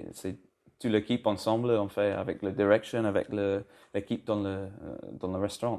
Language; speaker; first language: French; non-native, learner; English